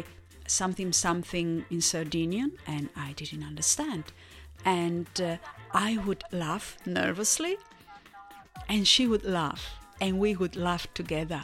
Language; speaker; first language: English; non-native, fluent; Italian